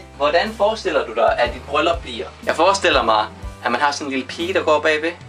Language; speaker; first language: Danish; native; Danish